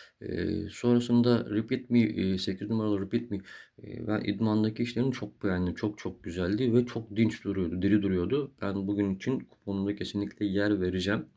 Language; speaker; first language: Turkish; native; Turkish